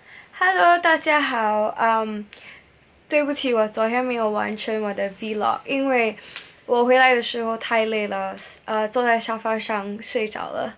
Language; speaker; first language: Chinese; non-native, local second language; English